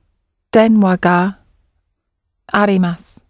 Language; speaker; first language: Japanese; non-native, learner; English